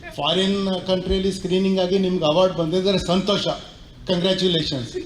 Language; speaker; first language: Kannada; native; Kannada